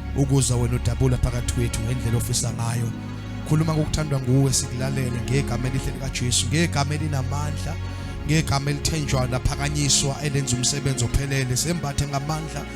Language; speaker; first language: Zulu; native; Zulu